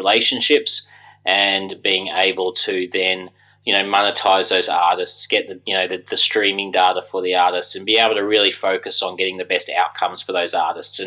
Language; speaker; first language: English; native; English